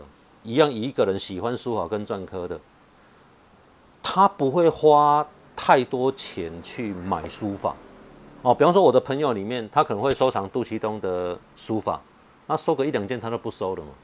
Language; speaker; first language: Chinese; non-native, local second language; Min Nan Chinese